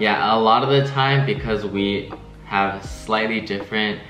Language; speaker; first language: English; early bilingual, other home language; Chinese